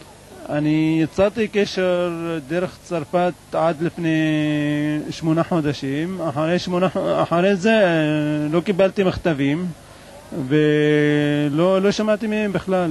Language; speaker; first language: Hebrew; non-native, fluent; Arabic